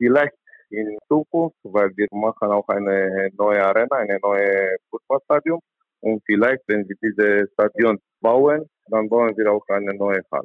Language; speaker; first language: German; non-native, learner; Romanian